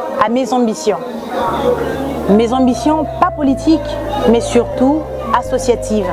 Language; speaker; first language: French; non-native, local second language; Lingala